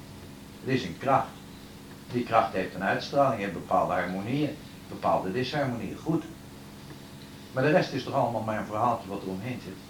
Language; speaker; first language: Dutch; native; Dutch